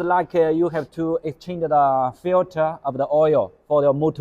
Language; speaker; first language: English; non-native, learner; Chinese